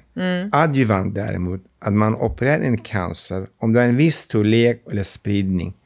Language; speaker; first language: Swedish; non-native, fluent; Arabic